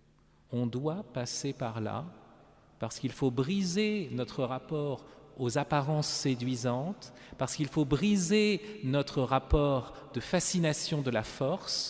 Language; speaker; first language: French; native; French